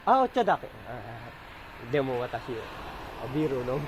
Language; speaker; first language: Japanese; non-native, learner; Filipino